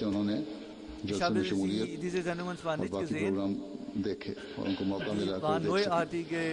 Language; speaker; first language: German; non-native, fluent; Urdu